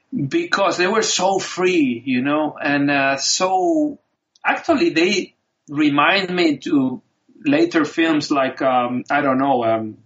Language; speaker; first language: English; non-native, fluent; Spanish